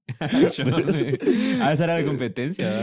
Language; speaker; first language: Spanish; native; Spanish